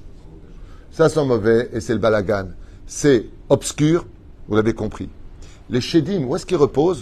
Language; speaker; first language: French; native; French